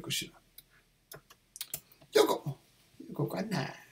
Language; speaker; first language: Japanese; non-native, learner; English